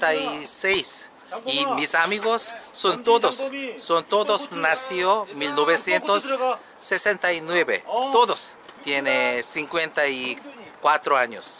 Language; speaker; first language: Spanish; non-native, learner; Korean